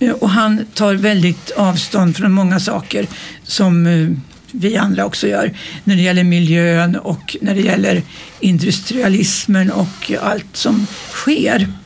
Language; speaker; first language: Swedish; native; Swedish